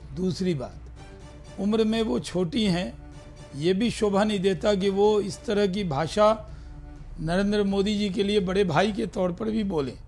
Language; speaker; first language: Hindi; native; Hindi